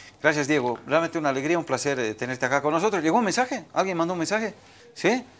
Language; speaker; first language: Spanish; native; Spanish